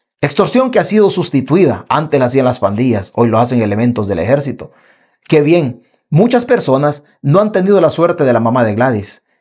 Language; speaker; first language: Spanish; native; Spanish